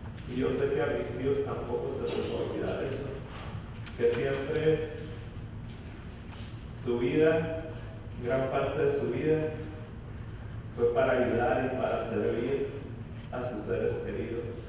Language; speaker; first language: Spanish; early bilingual, heritage; Spanish